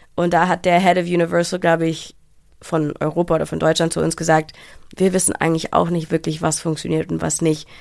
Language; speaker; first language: German; early bilingual, heritage; German